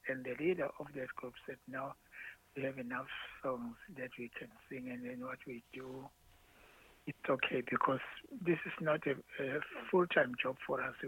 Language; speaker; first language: English; non-native, local second language; Zulu